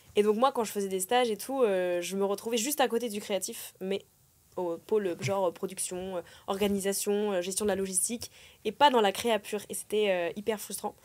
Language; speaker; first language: French; native; French